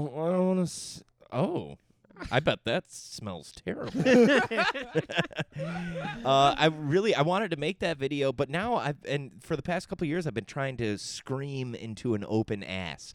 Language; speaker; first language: English; native; English